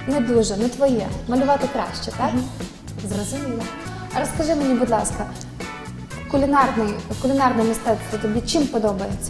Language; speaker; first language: Ukrainian; native; Ukrainian